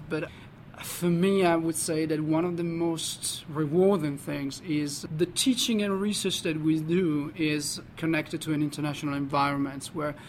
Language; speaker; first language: English; non-native, fluent; Italian